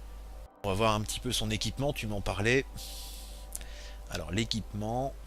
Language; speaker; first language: French; native; French